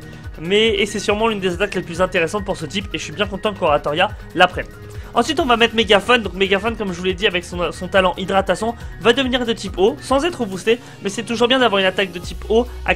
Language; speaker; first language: French; native; French